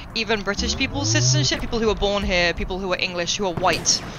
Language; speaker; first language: English; native; English